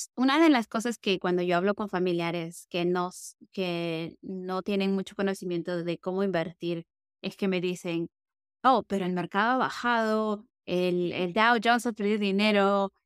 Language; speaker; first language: Spanish; early bilingual, heritage; Spanish